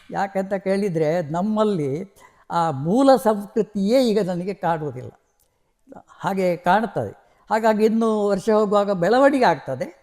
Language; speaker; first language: Kannada; non-native, local second language; Marathi